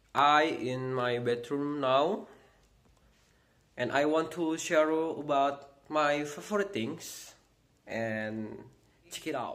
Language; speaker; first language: English; non-native, learner; Indonesian